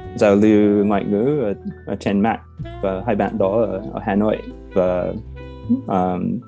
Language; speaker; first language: Vietnamese; non-native, fluent; English